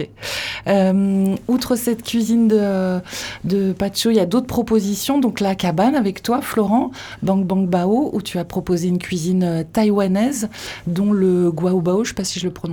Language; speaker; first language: French; native; French